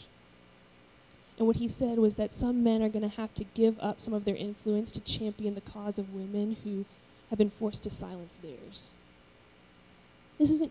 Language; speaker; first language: English; native; English